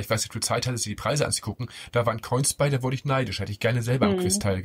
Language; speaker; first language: German; native; German